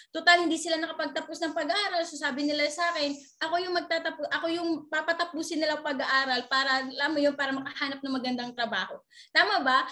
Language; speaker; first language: Filipino; non-native, local second language; Waray